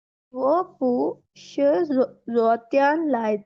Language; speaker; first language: Chinese; non-native, learner; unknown